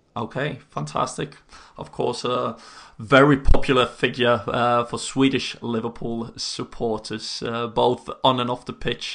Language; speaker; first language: English; non-native, fluent; Swedish